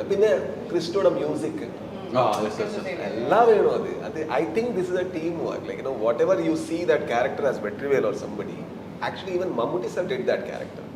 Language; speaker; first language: Malayalam; non-native, learner; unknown